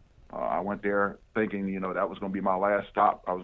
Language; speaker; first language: English; native; English